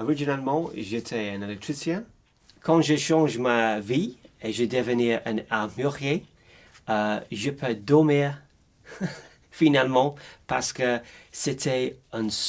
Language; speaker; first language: French; non-native, learner; English